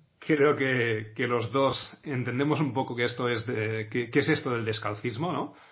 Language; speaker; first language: Spanish; non-native, local second language; Catalan